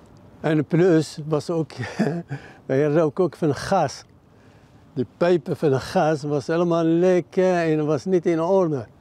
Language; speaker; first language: Dutch; non-native, learner; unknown